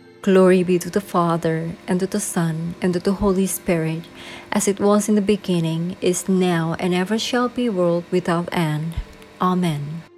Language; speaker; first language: English; non-native, fluent; Indonesian